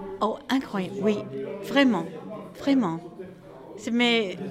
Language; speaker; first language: French; non-native, learner; Dutch